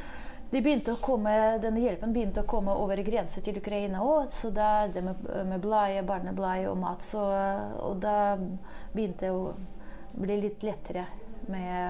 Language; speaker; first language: Swedish; non-native, fluent; Ukrainian